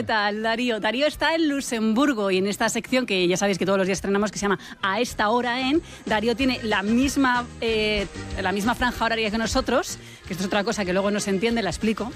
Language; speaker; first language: Spanish; native; Spanish